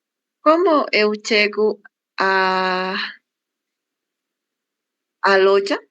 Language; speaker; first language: Portuguese; non-native, learner; Spanish